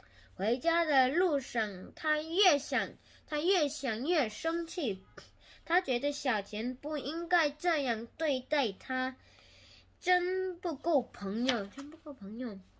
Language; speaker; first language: Chinese; non-native, learner; Korean